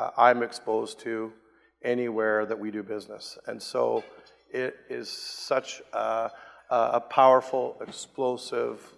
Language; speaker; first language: English; native; English